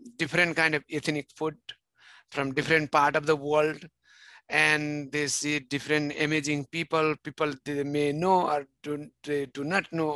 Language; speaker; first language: English; non-native, fluent; Nepali